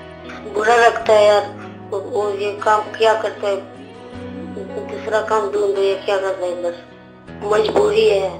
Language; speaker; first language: Hindi; non-native, local second language; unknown